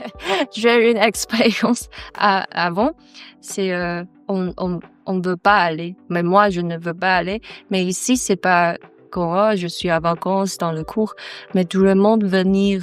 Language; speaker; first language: French; non-native, learner; Chinese